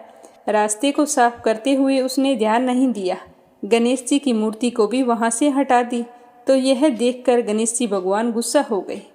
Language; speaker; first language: Hindi; native; Hindi